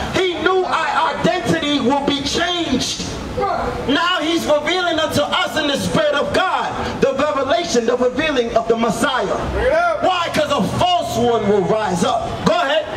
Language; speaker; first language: English; native; English